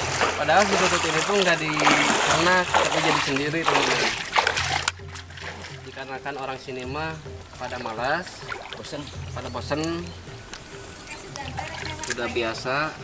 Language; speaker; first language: Indonesian; non-native, local second language; Sundanese